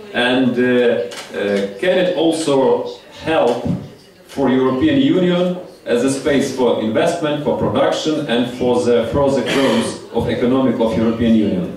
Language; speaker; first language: English; non-native, fluent; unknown